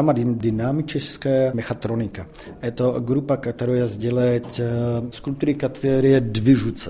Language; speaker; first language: Russian; non-native, fluent; Czech